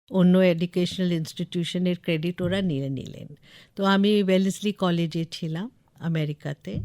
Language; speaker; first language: Bangla; non-native, local second language; English